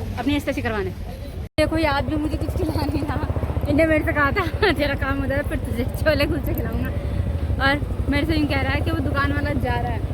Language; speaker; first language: Hindi; native; Hindi